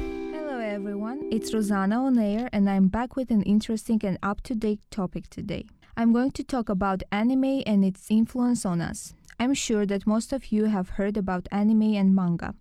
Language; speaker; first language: English; non-native, learner; Lithuanian